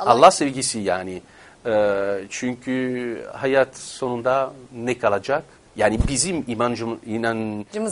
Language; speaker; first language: Turkish; non-native, fluent; Italian